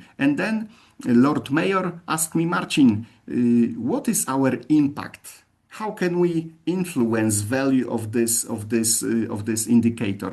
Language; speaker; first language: English; non-native, fluent; Polish